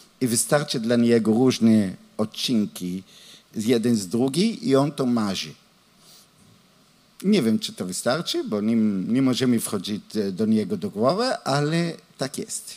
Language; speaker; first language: Polish; non-native, learner; Hebrew